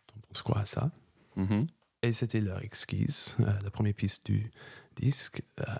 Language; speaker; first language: French; non-native, fluent; English